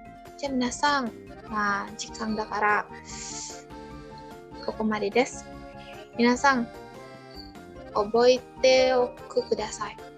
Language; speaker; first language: Japanese; non-native, learner; Indonesian